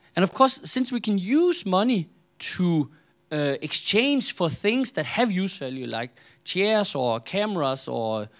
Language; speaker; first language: English; non-native, fluent; Danish